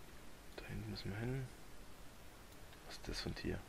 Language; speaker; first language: German; native; German